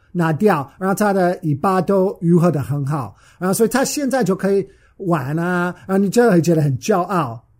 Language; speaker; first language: Chinese; non-native, fluent; English